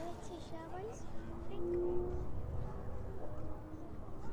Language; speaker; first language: English; native; English